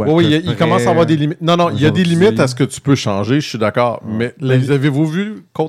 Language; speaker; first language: French; native; French